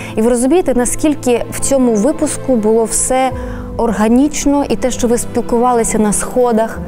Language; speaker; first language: Ukrainian; native; Ukrainian